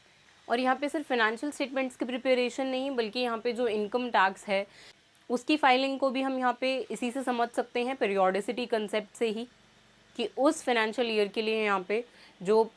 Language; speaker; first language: Hindi; native; Hindi